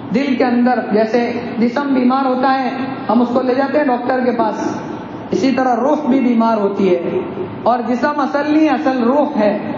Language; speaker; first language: Urdu; non-native, local second language; Gujarati